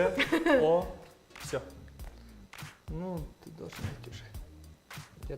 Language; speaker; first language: Russian; non-native, local second language; Kyrgyz